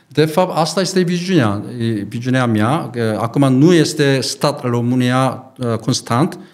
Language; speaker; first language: Romanian; non-native, learner; Korean